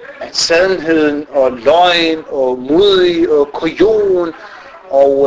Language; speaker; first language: Danish; non-native, fluent; Arabic